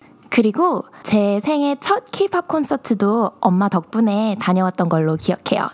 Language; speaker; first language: Korean; early bilingual, heritage; Korean